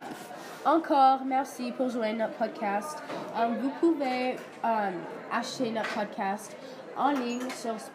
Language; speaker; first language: French; non-native, learner; English